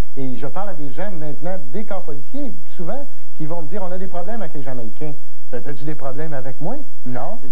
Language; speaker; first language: French; native; French